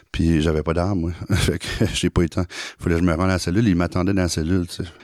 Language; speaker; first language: French; native; French